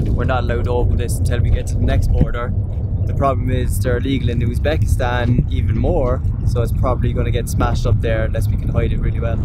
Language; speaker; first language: English; native; English